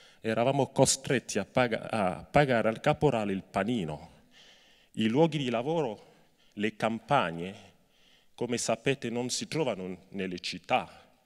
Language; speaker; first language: Italian; non-native, fluent; French